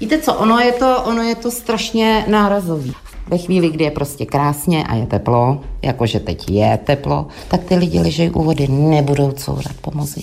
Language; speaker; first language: Czech; native; Czech